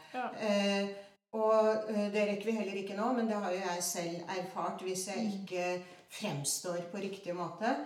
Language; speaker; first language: Norwegian; early bilingual, other home language; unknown